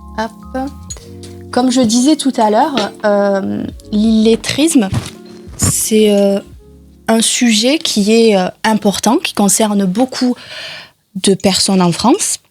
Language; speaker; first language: French; native; French